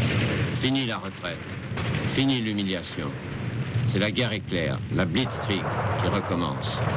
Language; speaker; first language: French; native; French